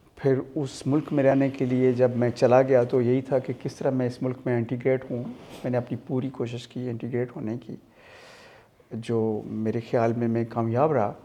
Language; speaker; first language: Urdu; non-native, local second language; Punjabi